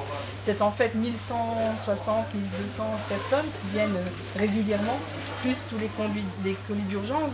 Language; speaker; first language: French; native; French